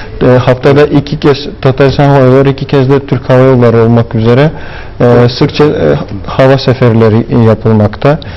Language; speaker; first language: Turkish; non-native, fluent; Tatar